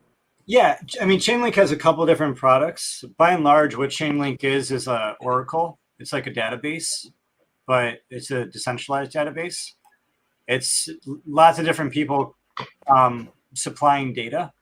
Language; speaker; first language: English; native; English